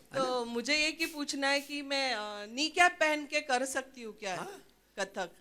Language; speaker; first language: Hindi; non-native, local second language; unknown